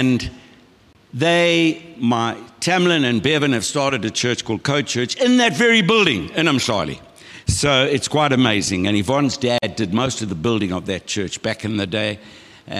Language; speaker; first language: English; native; English